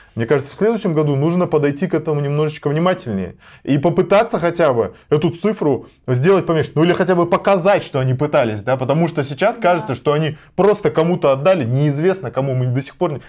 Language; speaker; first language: Russian; native; Russian